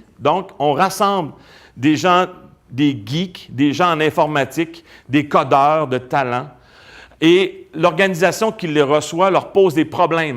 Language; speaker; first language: French; native; French